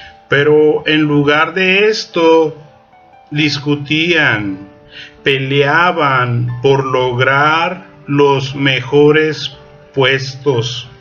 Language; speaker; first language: Spanish; native; Spanish